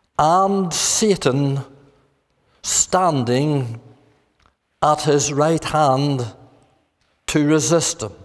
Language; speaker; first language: English; native; English